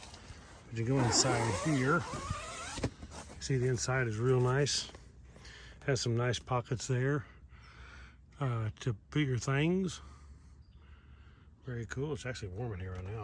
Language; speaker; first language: English; native; English